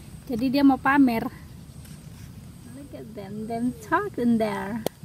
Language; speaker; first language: English; non-native, learner; Indonesian